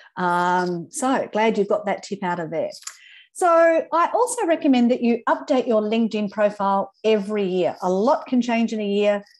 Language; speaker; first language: English; native; English